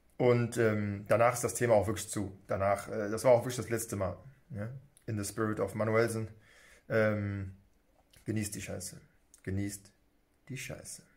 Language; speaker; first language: German; native; German